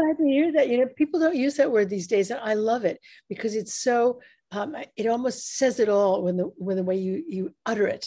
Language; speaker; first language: English; native; English